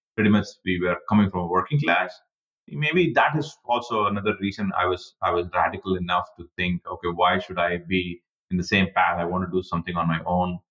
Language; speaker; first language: English; non-native, local second language; Tamil